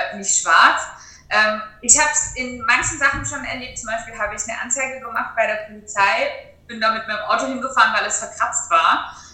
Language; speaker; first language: German; native; German